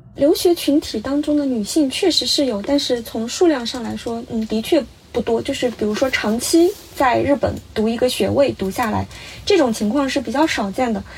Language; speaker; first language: Chinese; native; Chinese